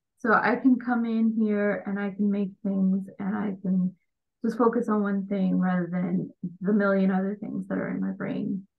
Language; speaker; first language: English; early bilingual, other home language; Bangla